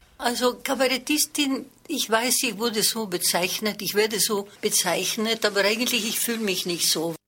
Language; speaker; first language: German; non-native, fluent; French